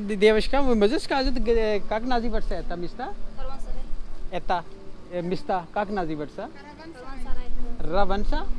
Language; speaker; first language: Russian; non-native, learner; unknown